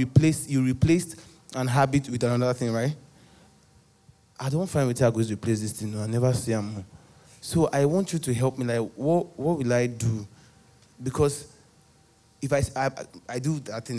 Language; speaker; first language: English; non-native, local second language; Yoruba